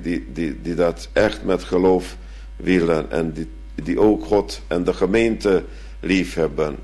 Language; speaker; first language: Dutch; non-native, fluent; Hungarian